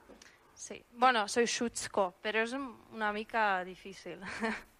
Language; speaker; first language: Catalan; non-native, learner; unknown